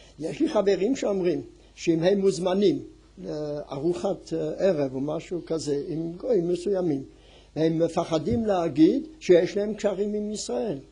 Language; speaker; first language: Hebrew; non-native, fluent; French